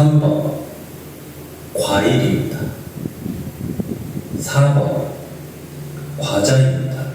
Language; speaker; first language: Korean; non-native, learner; Filipino